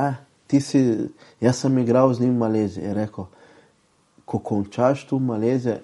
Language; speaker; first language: Slovenian; non-native, fluent; Portuguese